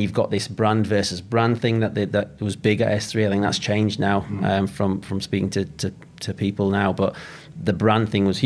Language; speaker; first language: English; native; English